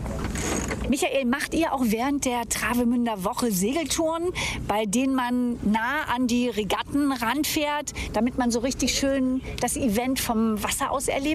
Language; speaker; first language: German; native; German